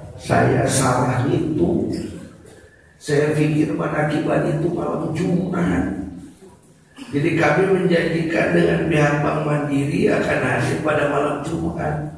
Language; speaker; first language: Malay; non-native, local second language; Sundanese